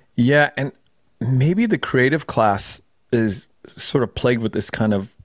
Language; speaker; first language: English; native; English